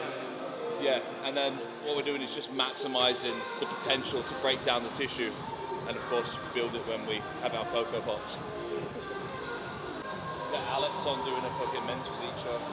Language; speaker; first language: English; native; English